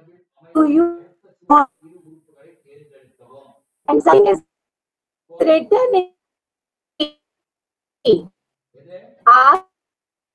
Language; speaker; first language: English; non-native, learner; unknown